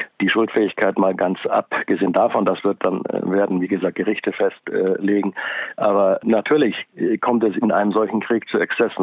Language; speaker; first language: German; native; German